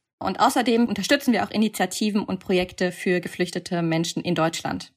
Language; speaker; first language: German; native; German